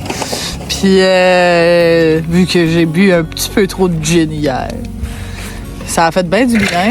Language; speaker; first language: French; native; French